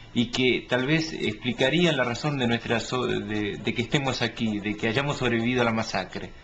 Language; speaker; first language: Spanish; native; Spanish